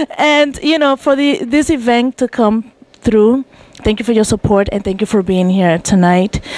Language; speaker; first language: English; non-native, fluent; Spanish